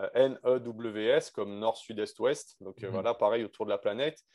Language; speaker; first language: French; native; French